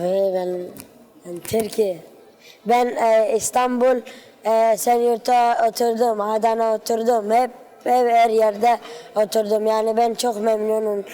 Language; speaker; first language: Turkish; early bilingual, other home language; Arabic